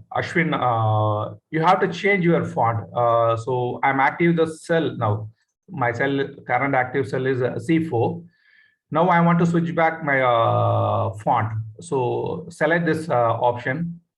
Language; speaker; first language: English; non-native, local second language; Tamil